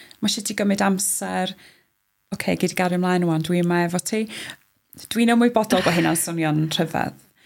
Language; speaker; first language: Welsh; native; Welsh